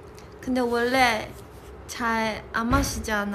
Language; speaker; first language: Korean; non-native, local second language; Chinese